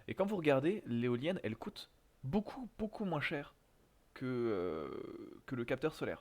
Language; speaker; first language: French; native; French